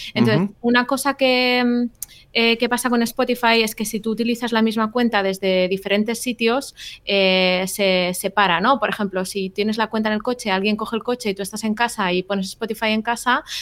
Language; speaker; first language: Spanish; native; Spanish